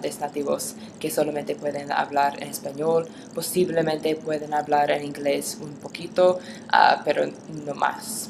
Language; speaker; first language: Spanish; non-native, learner; English